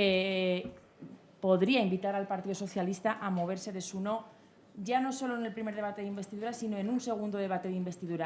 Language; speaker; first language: Spanish; native; Spanish